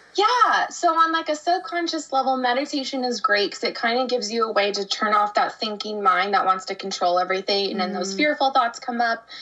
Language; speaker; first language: English; native; English